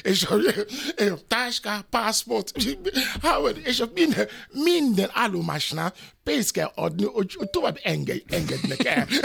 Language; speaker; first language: Hungarian; non-native, learner; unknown